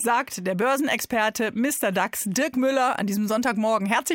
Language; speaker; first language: German; native; German